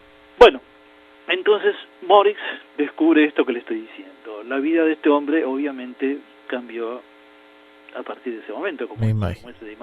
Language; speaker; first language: Spanish; native; Spanish